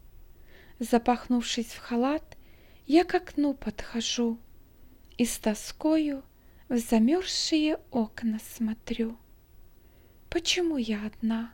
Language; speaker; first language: Russian; native; Russian